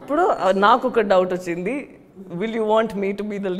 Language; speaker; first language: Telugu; non-native, learner; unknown